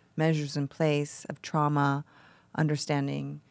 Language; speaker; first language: English; native; English